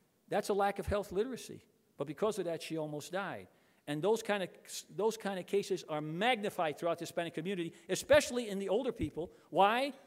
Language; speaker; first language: English; early bilingual, other home language; Spanish